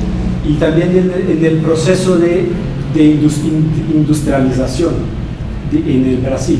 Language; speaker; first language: Spanish; non-native, fluent; Portuguese